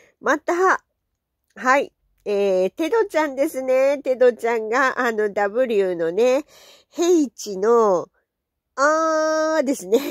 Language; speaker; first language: Japanese; native; Japanese